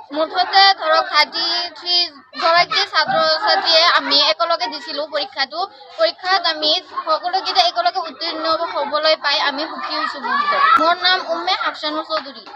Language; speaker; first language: Assamese; non-native, local second language; Bangla